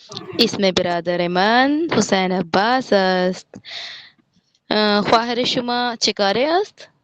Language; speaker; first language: Persian; non-native, learner; Urdu